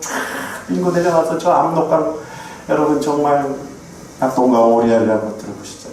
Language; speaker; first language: Korean; native; Korean